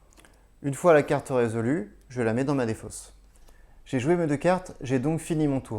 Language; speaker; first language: French; native; French